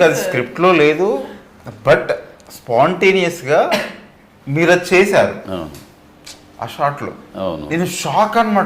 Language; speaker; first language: Telugu; native; Telugu